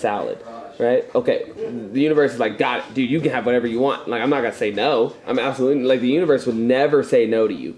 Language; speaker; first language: English; native; English